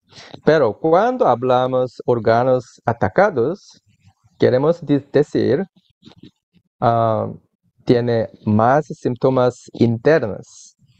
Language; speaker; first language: Spanish; non-native, learner; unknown